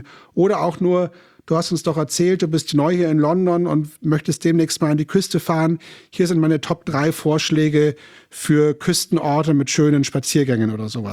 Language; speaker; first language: German; native; German